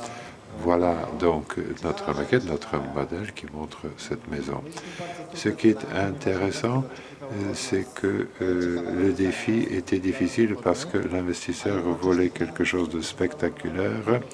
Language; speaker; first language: French; non-native, fluent; Polish